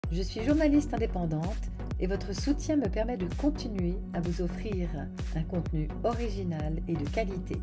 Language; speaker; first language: French; native; French